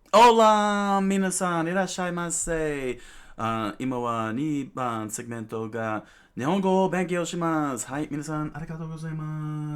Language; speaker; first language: Japanese; non-native, learner; English